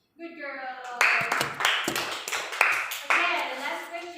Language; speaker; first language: English; non-native, learner; Indonesian